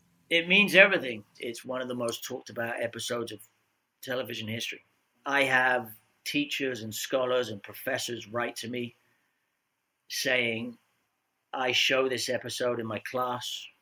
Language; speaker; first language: English; native; English